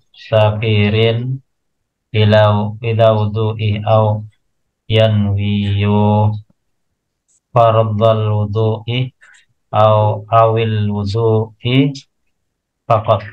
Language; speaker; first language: Arabic; non-native, learner; Indonesian